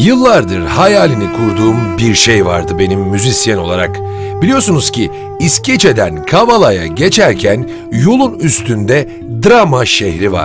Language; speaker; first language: Turkish; native; Turkish